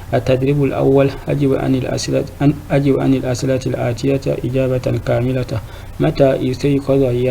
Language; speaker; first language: Arabic; non-native, fluent; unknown